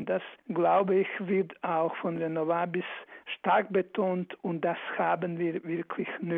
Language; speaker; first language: German; non-native, fluent; Croatian